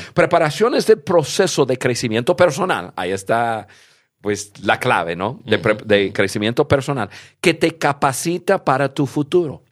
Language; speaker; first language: Spanish; early bilingual, heritage; English